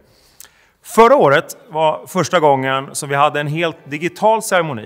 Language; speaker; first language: Swedish; native; Swedish